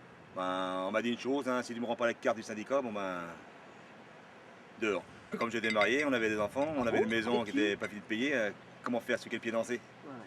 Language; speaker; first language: French; native; French